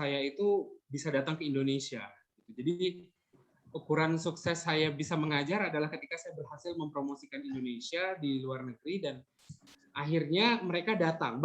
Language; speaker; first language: Indonesian; native; Indonesian